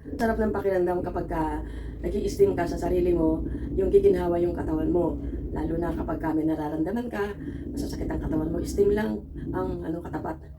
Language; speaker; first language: Filipino; native; Filipino